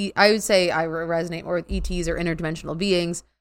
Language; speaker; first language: English; native; English